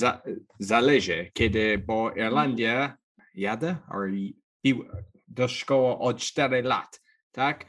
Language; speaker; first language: Polish; non-native, learner; English